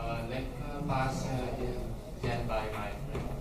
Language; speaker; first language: English; non-native, learner; Vietnamese